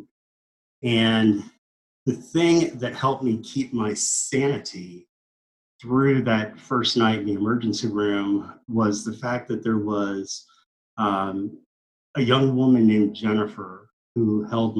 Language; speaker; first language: English; native; English